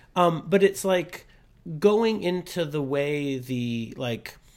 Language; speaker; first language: English; native; English